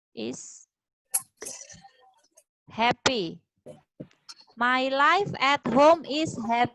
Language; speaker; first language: English; non-native, fluent; Indonesian